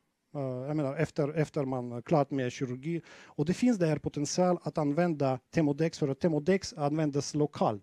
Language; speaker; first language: Swedish; non-native, fluent; Russian